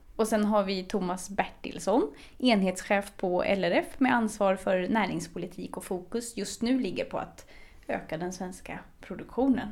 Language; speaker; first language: Swedish; native; Swedish